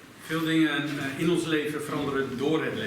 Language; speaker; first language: Dutch; native; Dutch